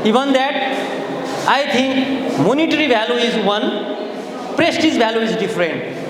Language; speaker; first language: English; non-native, local second language; Nepali